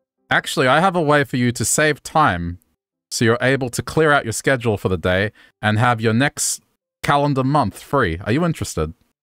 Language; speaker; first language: English; native; English